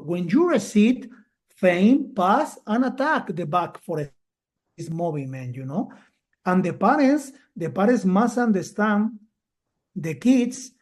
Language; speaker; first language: English; non-native, learner; Spanish